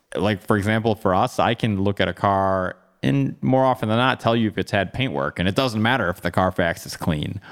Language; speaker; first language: English; native; English